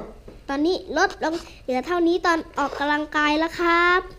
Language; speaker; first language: Thai; native; Thai